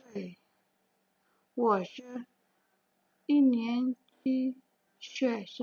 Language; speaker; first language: Chinese; non-native, learner; Indonesian